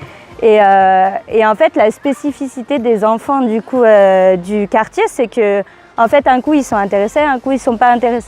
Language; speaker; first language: French; native; French